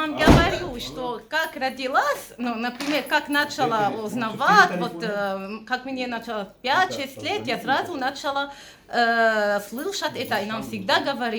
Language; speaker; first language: Russian; non-native, fluent; Arabic